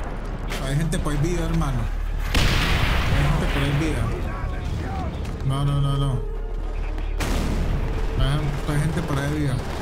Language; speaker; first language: Spanish; native; Spanish